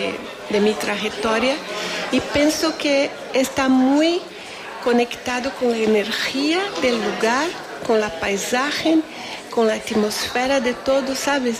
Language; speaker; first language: Spanish; non-native, fluent; Portuguese